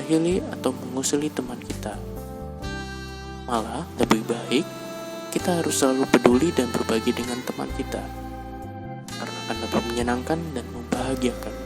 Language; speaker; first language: Indonesian; native; Indonesian